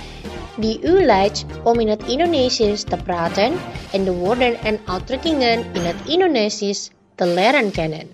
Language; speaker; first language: Dutch; non-native, learner; Indonesian